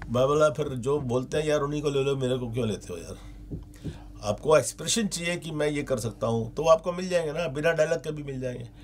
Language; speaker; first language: Hindi; native; Hindi